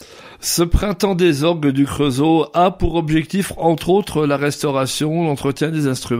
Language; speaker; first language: French; native; French